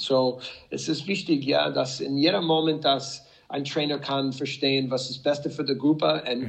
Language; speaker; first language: German; non-native, fluent; English